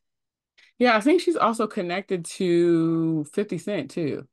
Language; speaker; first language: English; native; English